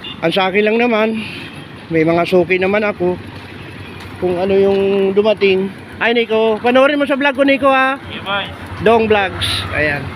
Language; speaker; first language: Filipino; non-native, local second language; Bikol